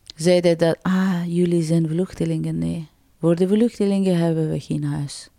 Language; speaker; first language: Dutch; non-native, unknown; Persian